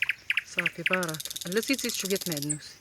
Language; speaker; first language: Arabic; native; Arabic